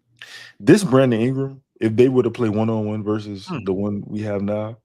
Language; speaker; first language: English; native; English